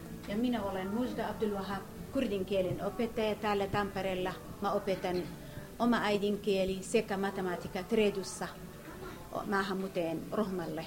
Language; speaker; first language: Finnish; non-native, learner; Kurdish